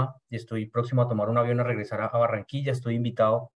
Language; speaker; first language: Spanish; native; Spanish